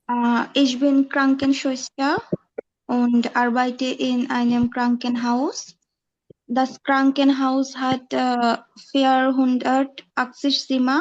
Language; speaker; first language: German; non-native, learner; Bangla